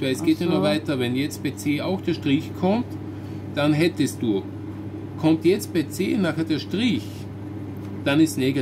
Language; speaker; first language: German; native; German